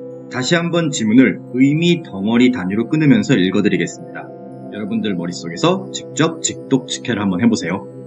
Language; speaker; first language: Korean; native; Korean